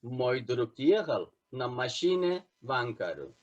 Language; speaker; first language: Russian; non-native, fluent; Turkish